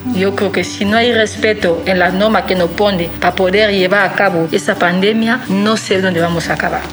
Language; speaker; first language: Spanish; non-native, fluent; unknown